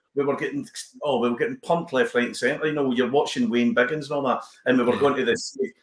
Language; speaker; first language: English; native; English